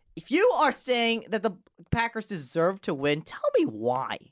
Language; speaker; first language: English; early bilingual, other home language; Japanese